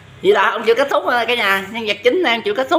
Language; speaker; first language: Vietnamese; native; Vietnamese